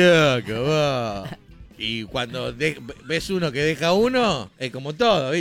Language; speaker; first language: Spanish; native; Spanish